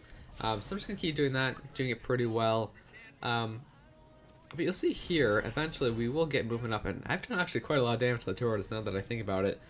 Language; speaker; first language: English; native; English